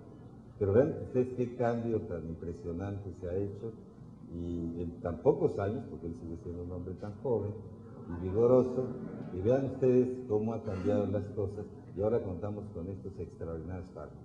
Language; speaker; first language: Spanish; native; Spanish